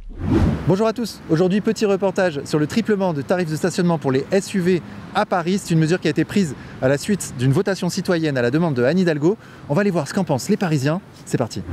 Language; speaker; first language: French; native; French